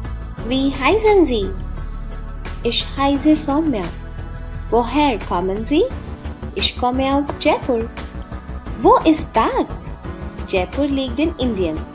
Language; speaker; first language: German; non-native, fluent; Hindi